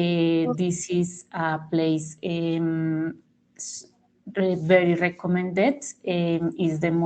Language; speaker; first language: English; non-native, learner; Spanish